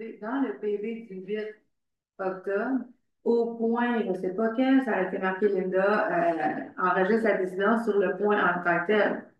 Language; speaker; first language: French; native; French